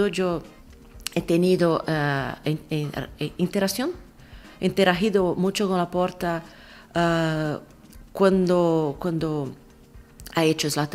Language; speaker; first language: Spanish; non-native, fluent; Portuguese